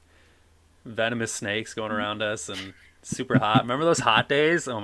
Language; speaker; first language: English; native; English